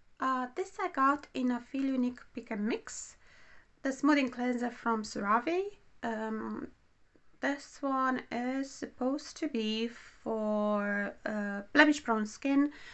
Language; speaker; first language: English; non-native, fluent; Romanian